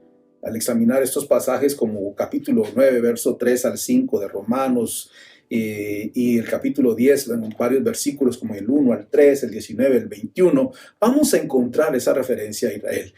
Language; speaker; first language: Spanish; native; Spanish